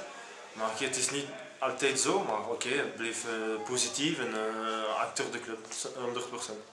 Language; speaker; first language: Dutch; non-native, local second language; French